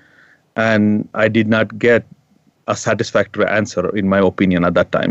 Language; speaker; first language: English; non-native, local second language; Kannada